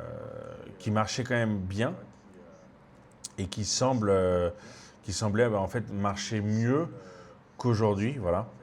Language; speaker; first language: French; native; French